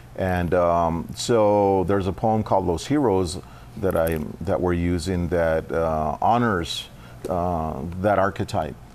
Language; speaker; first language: English; early bilingual, other home language; Spanish